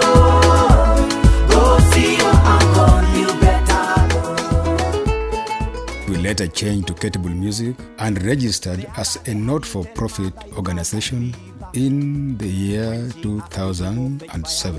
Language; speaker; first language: English; non-native, local second language; Luo (Kenya and Tanzania)